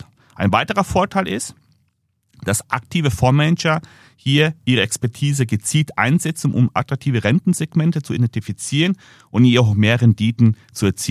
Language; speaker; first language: German; native; German